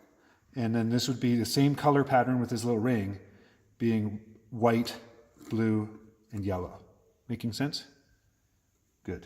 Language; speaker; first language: English; native; English